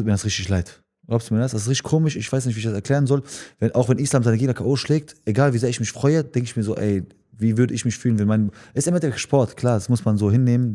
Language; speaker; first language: German; early bilingual, other home language; Chechen